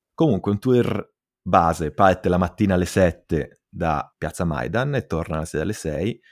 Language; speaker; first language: Italian; native; Italian